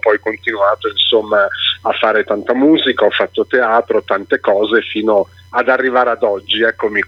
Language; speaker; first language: Italian; native; Italian